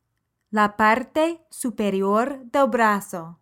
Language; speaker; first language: Spanish; non-native, fluent; English